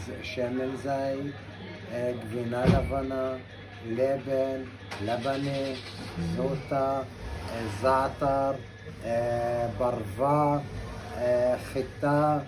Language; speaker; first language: Hebrew; non-native, local second language; Arabic